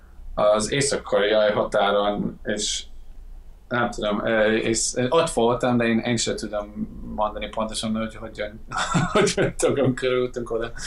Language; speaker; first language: Hungarian; non-native, fluent; English